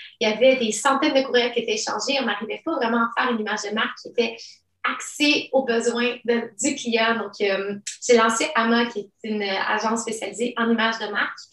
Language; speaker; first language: French; early bilingual, other home language; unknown